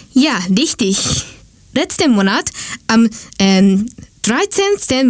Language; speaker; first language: German; non-native, learner; Japanese